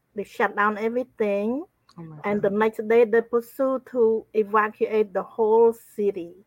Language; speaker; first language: English; non-native, fluent; Khmer